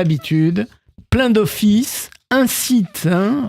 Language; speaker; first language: French; native; French